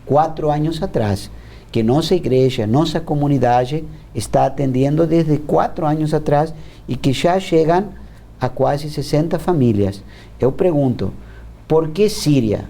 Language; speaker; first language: Portuguese; non-native, fluent; Spanish